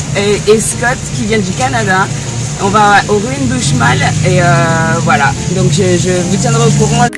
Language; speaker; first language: French; native; French